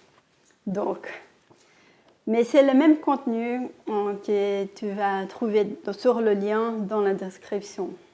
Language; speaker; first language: French; non-native, fluent; Portuguese